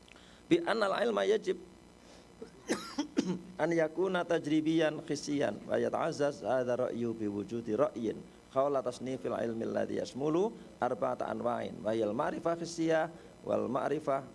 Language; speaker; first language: Arabic; non-native, fluent; Indonesian